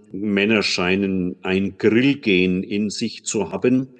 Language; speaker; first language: German; native; German